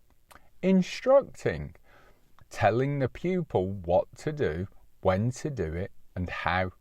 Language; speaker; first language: English; native; English